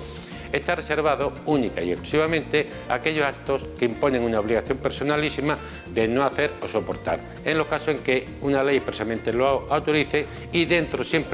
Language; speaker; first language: Spanish; native; Spanish